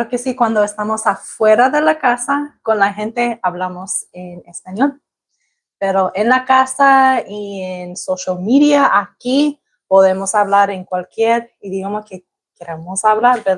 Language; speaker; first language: Spanish; non-native, learner; English